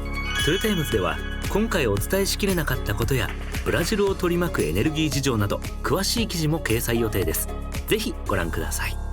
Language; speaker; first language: Japanese; native; Japanese